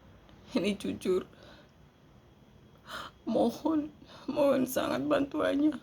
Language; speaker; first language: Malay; non-native, local second language; Javanese